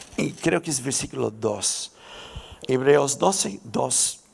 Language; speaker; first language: Spanish; non-native, fluent; English